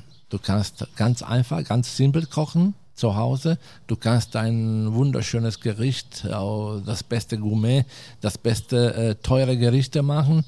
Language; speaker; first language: German; non-native, fluent; Italian